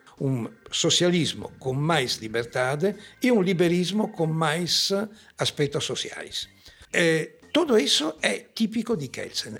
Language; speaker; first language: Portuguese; non-native, fluent; Italian